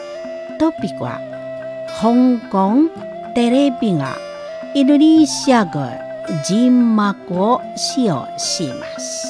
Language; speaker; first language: Japanese; non-native, fluent; Indonesian